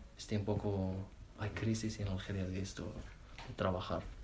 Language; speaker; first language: Spanish; non-native, learner; Arabic